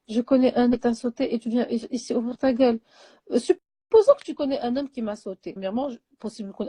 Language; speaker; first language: French; non-native, local second language; Arabic